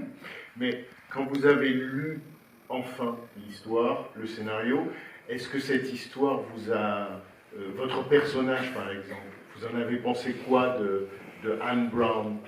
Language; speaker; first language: French; native; French